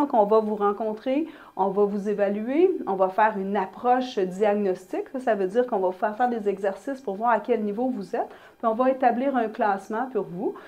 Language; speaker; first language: French; native; French